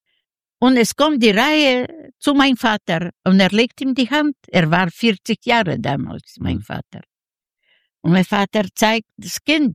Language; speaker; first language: German; non-native, learner; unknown